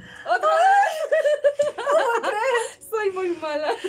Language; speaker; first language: Spanish; native; Spanish